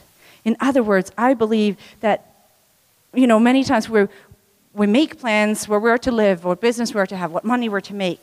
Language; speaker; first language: English; non-native, local second language; Swedish